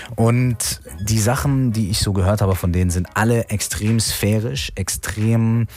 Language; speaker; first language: German; native; German